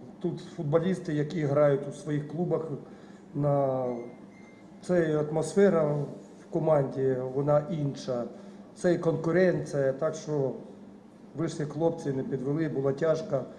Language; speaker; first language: Ukrainian; non-native, local second language; Russian